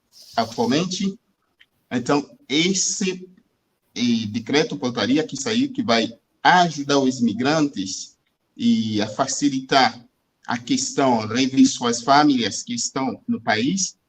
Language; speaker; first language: Portuguese; non-native, fluent; Haitian Creole